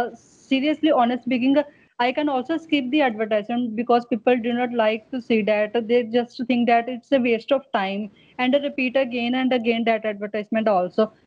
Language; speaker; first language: English; non-native, local second language; Punjabi